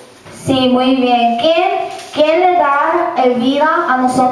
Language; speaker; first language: Spanish; non-native, learner; Korean